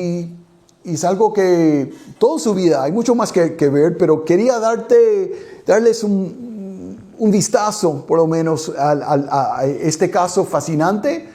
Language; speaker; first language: Spanish; non-native, fluent; English